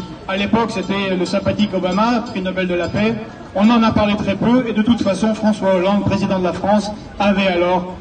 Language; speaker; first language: French; native; French